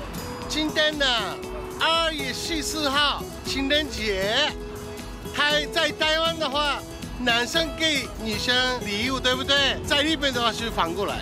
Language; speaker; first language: Chinese; non-native, fluent; Japanese